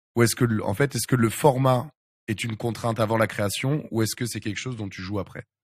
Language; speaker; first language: French; native; French